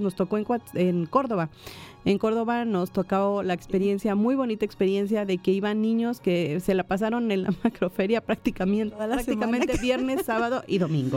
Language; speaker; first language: Spanish; native; Spanish